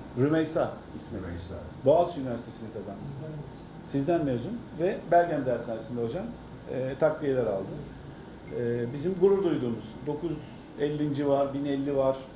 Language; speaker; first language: Turkish; native; Turkish